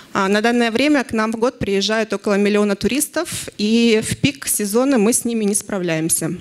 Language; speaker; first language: Russian; native; Russian